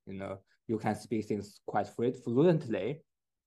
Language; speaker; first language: English; non-native, fluent; Chinese